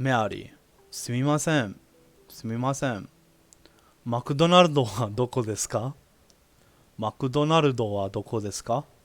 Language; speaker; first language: Japanese; non-native, learner; English